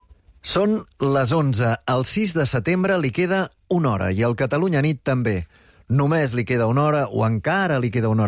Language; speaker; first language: Catalan; native; Catalan